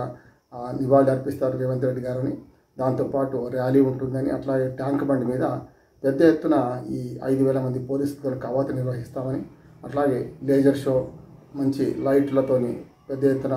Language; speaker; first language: Telugu; native; Telugu